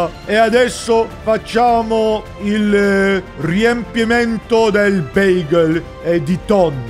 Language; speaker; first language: Italian; non-native, learner; English